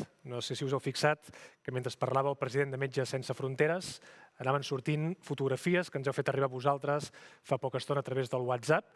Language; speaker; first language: Catalan; native; Catalan